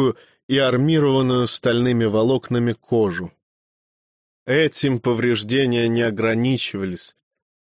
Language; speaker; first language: Russian; native; Russian